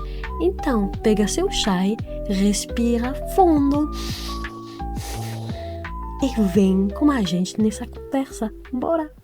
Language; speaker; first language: Portuguese; non-native, fluent; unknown